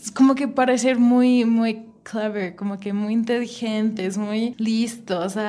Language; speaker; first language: Spanish; non-native, fluent; English